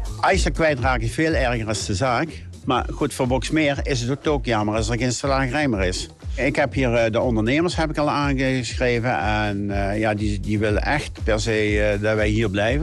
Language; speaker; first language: Dutch; native; Dutch